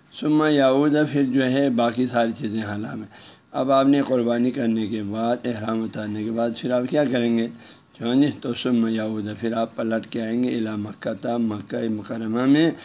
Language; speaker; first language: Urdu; non-native, local second language; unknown